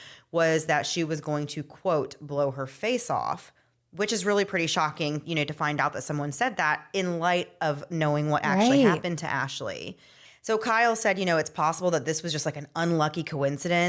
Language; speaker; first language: English; native; English